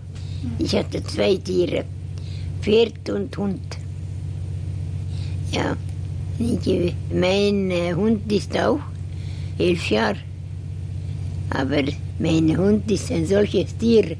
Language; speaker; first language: German; non-native, learner; Estonian